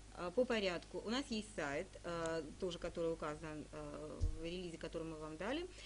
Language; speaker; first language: Russian; native; Russian